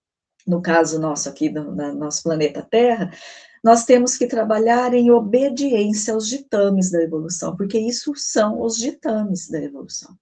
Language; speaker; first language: Portuguese; native; Portuguese